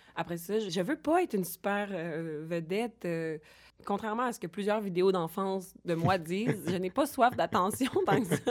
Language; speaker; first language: French; native; French